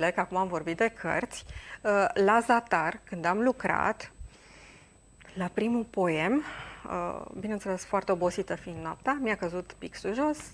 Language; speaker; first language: Romanian; native; Romanian